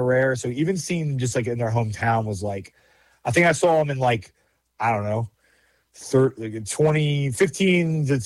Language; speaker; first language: English; native; English